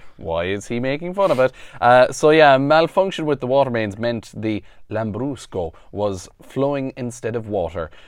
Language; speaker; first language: English; native; English